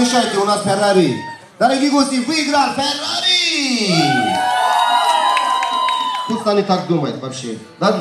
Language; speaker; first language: Russian; non-native, learner; Turkish